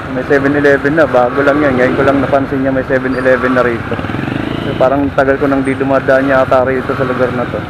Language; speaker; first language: Filipino; native; Filipino